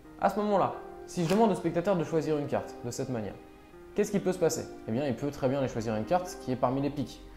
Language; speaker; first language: French; native; French